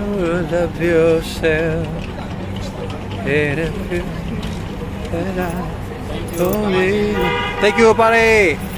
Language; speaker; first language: English; non-native, local second language; Filipino